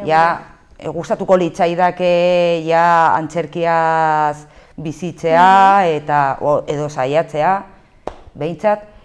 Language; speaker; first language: Basque; non-native, local second language; Spanish